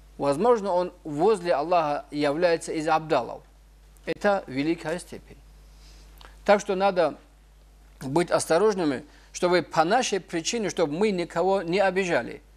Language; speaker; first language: Russian; non-native, local second language; Avaric